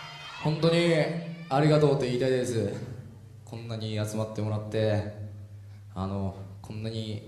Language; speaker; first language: Japanese; native; Japanese